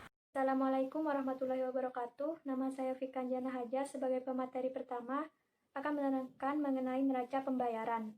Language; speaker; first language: Indonesian; native; Indonesian